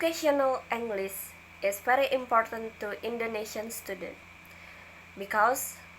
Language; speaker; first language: English; non-native, learner; Indonesian